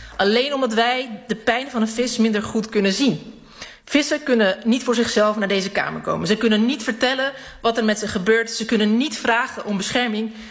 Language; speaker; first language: Dutch; early bilingual, other home language; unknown